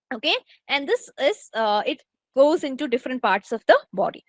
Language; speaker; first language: English; non-native, local second language; Malayalam